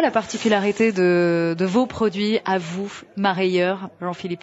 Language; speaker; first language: French; native; French